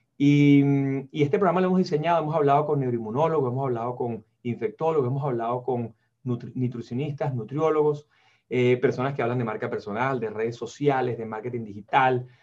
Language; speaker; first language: Spanish; native; Spanish